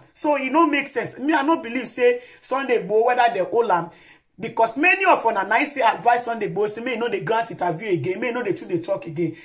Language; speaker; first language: Nigerian Pidgin; non-native, local second language; Yoruba